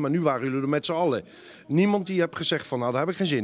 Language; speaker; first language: Dutch; native; Dutch